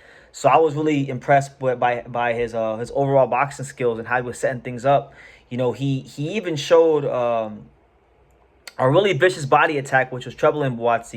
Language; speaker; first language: English; native; English